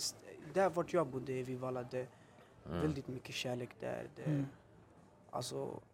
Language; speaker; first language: Swedish; early bilingual, other home language; Albanian